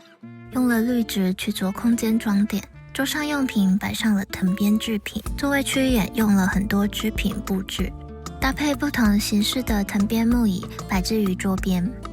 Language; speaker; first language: Chinese; native; Chinese